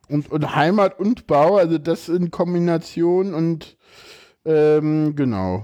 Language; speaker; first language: German; native; German